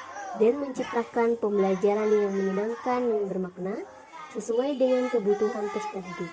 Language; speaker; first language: Indonesian; native; Indonesian